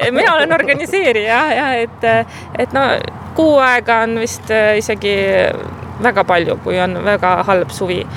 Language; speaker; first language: Estonian; non-native, local second language; Russian